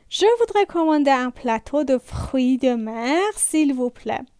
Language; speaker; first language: French; non-native, fluent; Persian